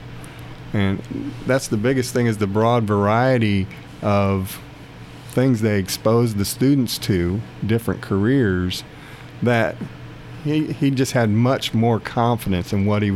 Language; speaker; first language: English; native; English